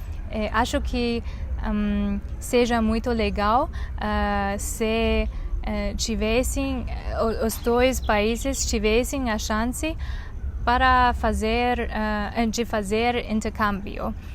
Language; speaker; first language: Portuguese; non-native, learner; Chinese